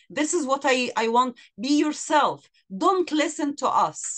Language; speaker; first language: English; non-native, fluent; Arabic